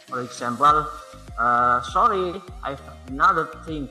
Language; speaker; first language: English; non-native, learner; Indonesian